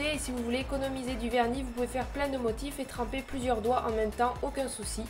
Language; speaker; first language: French; native; French